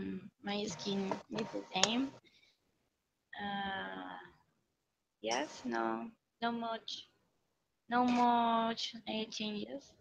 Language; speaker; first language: English; non-native, learner; Spanish